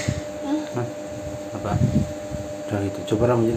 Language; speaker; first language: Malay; non-native, local second language; Javanese